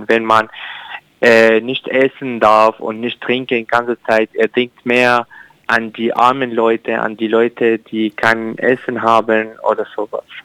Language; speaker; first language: German; non-native, learner; Arabic